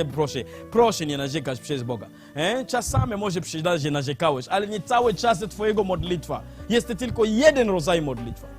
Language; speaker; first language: Polish; non-native, learner; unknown